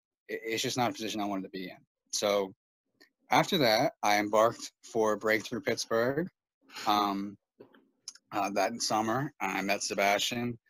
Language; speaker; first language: English; native; English